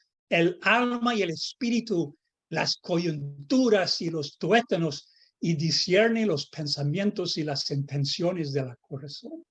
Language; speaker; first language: Spanish; non-native, fluent; English